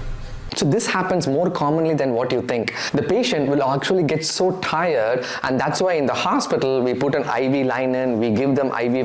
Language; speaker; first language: English; non-native, local second language; Tamil